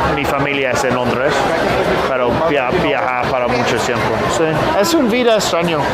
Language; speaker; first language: Spanish; non-native, learner; English